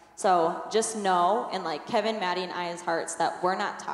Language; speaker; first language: English; native; English